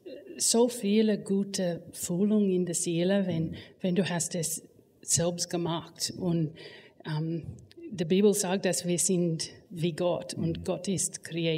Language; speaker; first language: German; non-native, learner; English